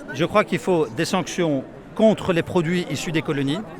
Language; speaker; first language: French; native; French